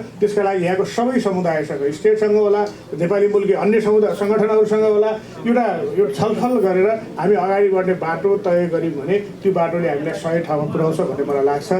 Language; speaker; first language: Nepali; native; Nepali